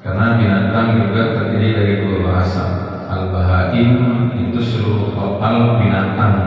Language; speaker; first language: Indonesian; native; Indonesian